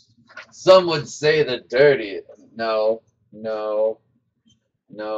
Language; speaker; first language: English; native; English